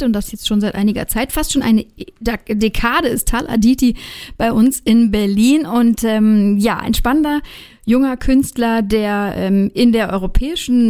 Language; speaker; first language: German; native; German